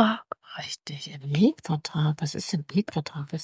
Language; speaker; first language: German; native; German